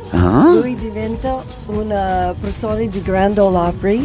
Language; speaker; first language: Italian; non-native, learner; English